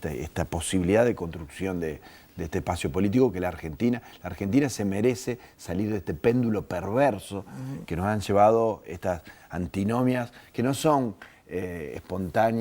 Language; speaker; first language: Spanish; native; Spanish